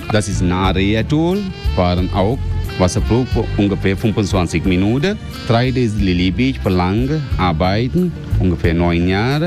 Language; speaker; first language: German; non-native, learner; Sinhala